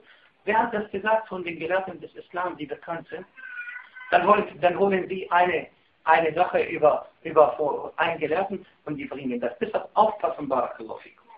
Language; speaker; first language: German; non-native, fluent; Arabic